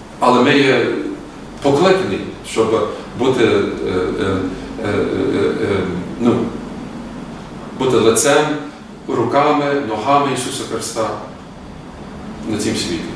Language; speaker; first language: Ukrainian; early bilingual, heritage; Ukrainian